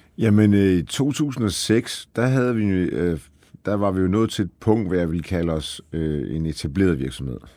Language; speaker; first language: Danish; early bilingual, other home language; Polish